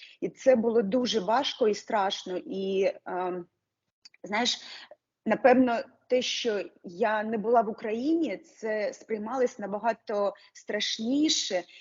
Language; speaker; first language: Ukrainian; non-native, local second language; Russian